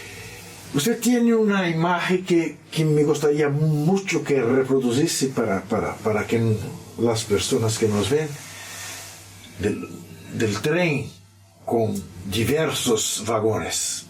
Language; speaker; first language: Spanish; non-native, learner; Portuguese